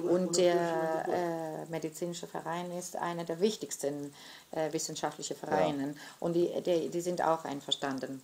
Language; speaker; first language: German; non-native, fluent; Greek